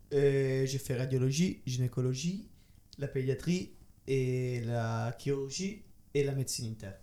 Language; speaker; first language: French; non-native, learner; Italian